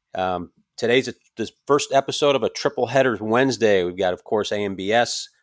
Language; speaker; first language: English; native; English